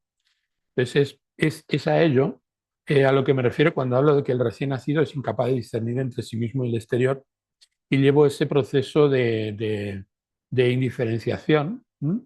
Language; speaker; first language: Spanish; native; Spanish